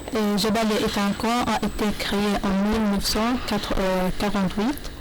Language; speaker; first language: French; non-native, learner; Arabic